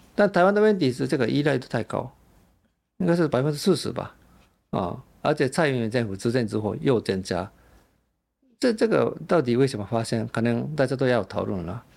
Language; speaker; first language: Chinese; non-native, fluent; Japanese